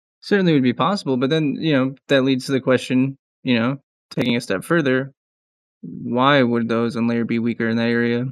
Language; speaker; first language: English; native; English